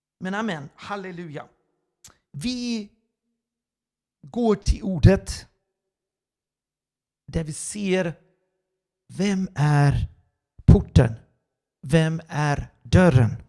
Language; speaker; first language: Swedish; non-native, fluent; Portuguese